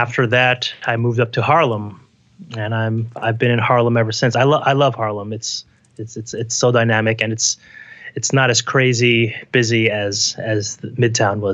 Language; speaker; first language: English; native; English